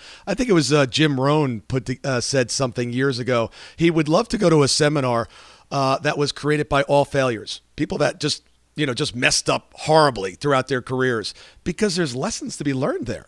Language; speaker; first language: English; native; English